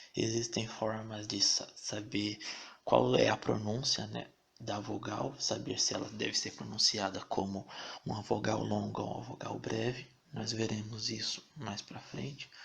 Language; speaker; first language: Portuguese; native; Portuguese